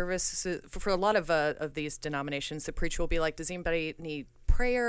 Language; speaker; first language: English; native; English